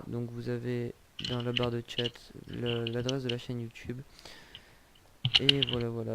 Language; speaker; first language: French; native; French